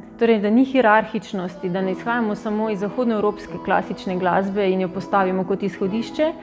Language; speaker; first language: Slovenian; native; Slovenian